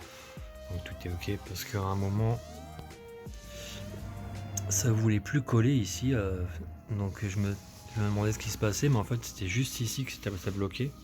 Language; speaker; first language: French; native; French